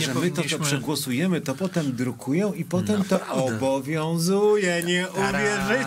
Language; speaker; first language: Polish; native; Polish